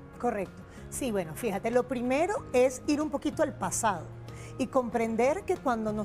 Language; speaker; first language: Spanish; native; Spanish